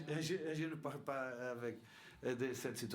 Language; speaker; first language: French; non-native, learner; Portuguese